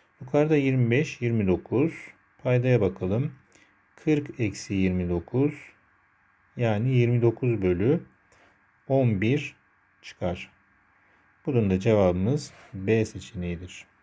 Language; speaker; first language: Turkish; native; Turkish